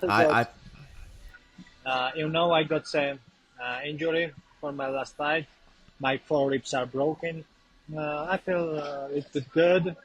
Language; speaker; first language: English; non-native, learner; Georgian